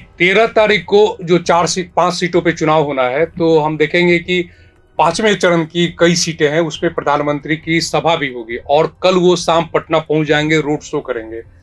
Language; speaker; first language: Hindi; native; Hindi